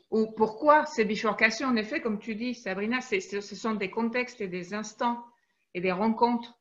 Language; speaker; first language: French; native; French